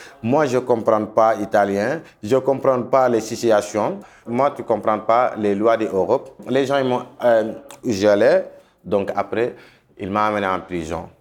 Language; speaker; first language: French; non-native, local second language; Wolof